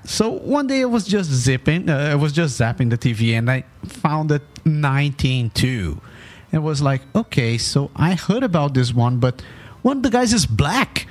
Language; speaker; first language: English; non-native, fluent; Portuguese